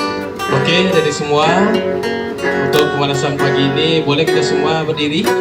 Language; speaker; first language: Indonesian; native; Indonesian